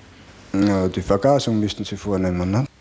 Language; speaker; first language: German; native; German